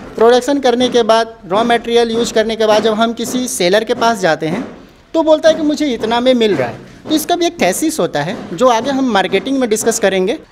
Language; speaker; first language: Hindi; native; Hindi